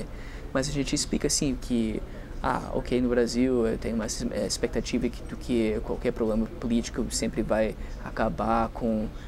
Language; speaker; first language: Portuguese; non-native, fluent; English